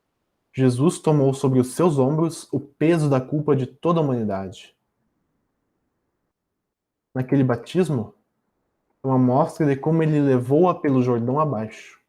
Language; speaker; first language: Portuguese; native; Portuguese